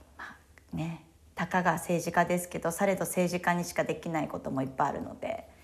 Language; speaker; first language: Japanese; native; Japanese